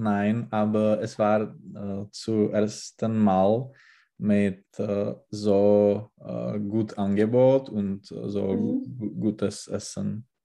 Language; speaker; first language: German; non-native, learner; Czech